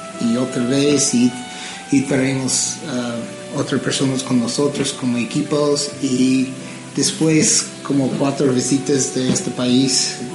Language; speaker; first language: Spanish; non-native, learner; English